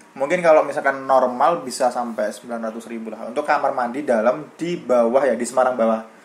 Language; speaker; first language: Indonesian; native; Indonesian